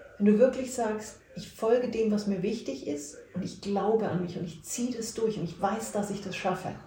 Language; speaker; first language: German; native; German